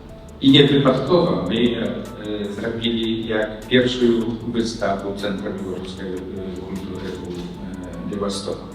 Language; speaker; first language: Polish; non-native, learner; Belarusian